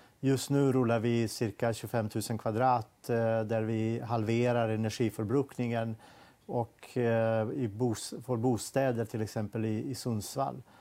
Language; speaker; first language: Swedish; non-native, fluent; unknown